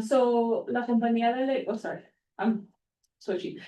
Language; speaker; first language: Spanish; early bilingual, other home language; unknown